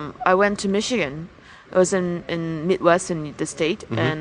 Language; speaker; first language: English; non-native, local second language; Cantonese